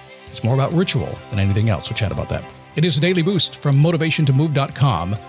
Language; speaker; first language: English; native; English